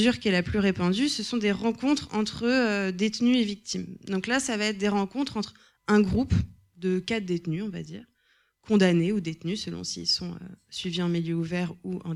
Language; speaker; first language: French; native; French